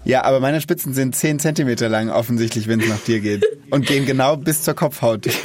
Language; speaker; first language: German; native; German